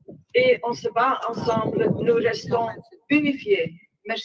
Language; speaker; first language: French; non-native, local second language; Dutch